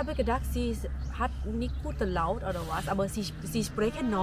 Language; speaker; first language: German; non-native, learner; Thai